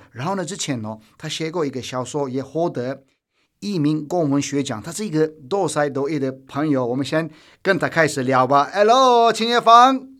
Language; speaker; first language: Chinese; non-native, fluent; Turkish